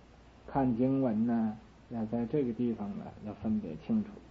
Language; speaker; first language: Chinese; native; Chinese